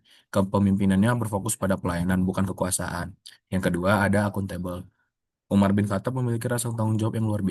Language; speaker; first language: Indonesian; native; Indonesian